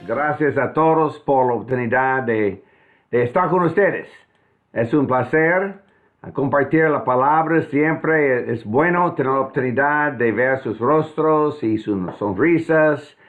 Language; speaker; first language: Spanish; non-native, fluent; English